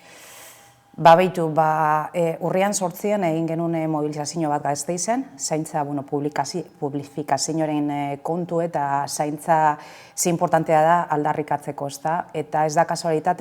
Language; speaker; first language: Basque; native; Basque